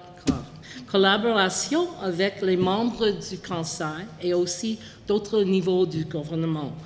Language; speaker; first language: French; non-native, local second language; English